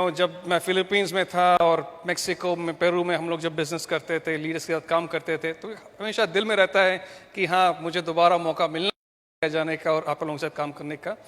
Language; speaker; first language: Hindi; non-native, local second language; Malayalam